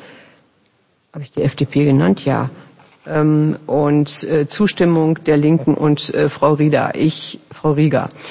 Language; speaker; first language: German; native; German